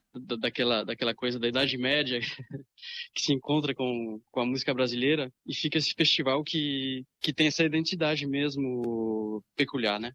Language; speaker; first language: Portuguese; early bilingual, other home language; French